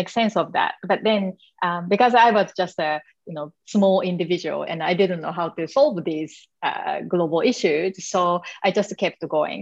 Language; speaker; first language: English; non-native, fluent; Japanese